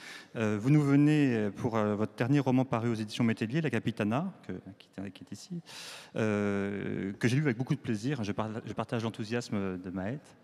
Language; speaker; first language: French; native; French